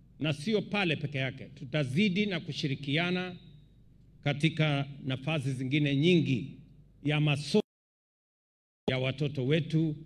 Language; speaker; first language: Swahili; non-native, local second language; Kalenjin